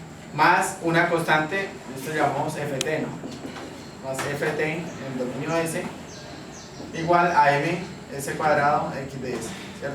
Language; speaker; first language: Spanish; native; Spanish